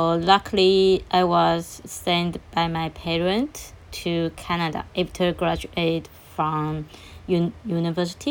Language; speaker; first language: English; non-native, learner; Chinese